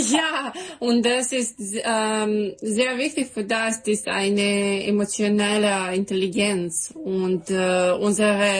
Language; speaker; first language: German; non-native, learner; Serbian